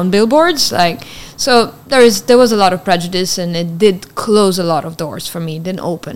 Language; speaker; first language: English; non-native, fluent; Italian